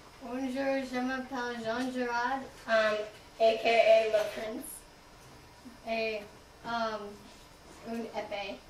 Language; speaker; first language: French; non-native, learner; English